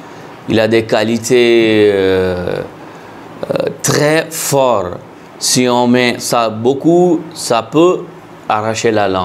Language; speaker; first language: French; non-native, fluent; Hindi